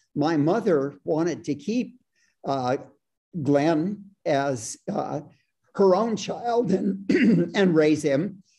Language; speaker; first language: English; native; English